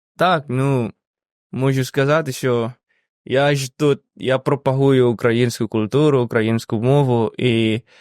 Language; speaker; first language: Ukrainian; non-native, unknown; Indonesian